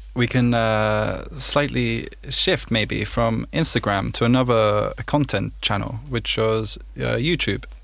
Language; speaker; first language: English; native; English